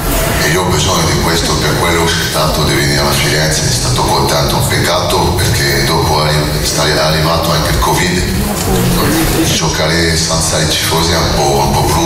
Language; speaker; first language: Italian; non-native, learner; French